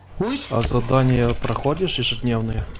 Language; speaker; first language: Russian; native; Russian